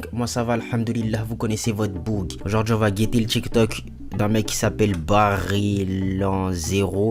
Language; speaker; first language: French; native; French